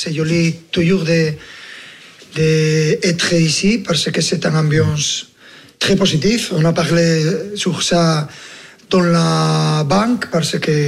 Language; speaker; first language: French; non-native, fluent; Spanish